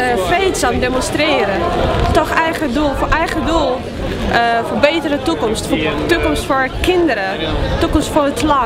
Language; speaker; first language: Dutch; non-native, fluent; Ukrainian